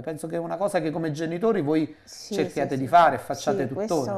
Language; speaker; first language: Italian; native; Italian